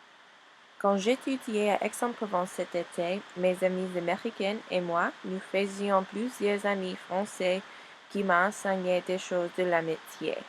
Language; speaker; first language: French; non-native, learner; English